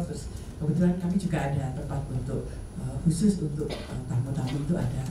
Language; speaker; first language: Indonesian; native; Indonesian